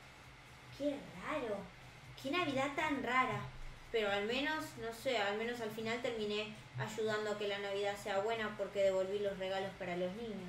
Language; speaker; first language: Spanish; native; Spanish